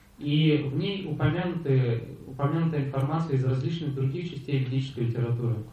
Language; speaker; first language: Russian; native; Russian